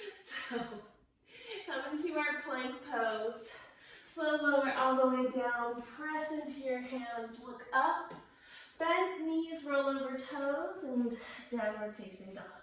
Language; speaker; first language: English; native; English